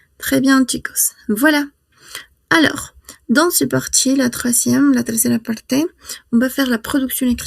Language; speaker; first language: French; non-native, fluent; Spanish